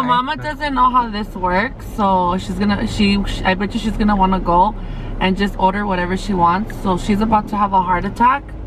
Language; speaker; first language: English; early bilingual, other home language; Spanish